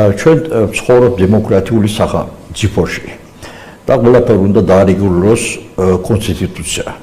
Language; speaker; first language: Georgian; non-native, local second language; Azerbaijani